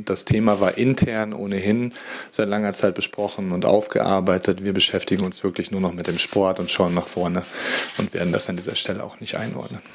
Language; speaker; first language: German; native; German